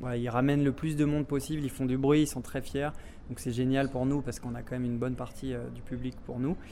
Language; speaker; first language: French; native; French